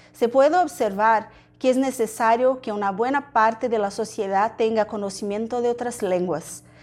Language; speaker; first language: Spanish; non-native, learner; Portuguese